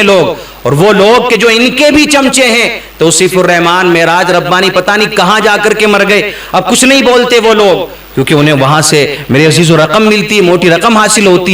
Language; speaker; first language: Urdu; native; Urdu